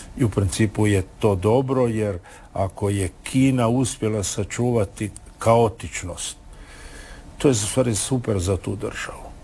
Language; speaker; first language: Croatian; native; Croatian